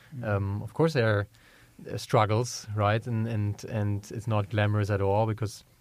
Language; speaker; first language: English; non-native, fluent; German